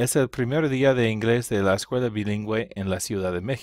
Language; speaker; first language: Spanish; non-native, fluent; English